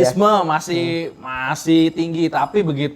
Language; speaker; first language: Indonesian; native; Indonesian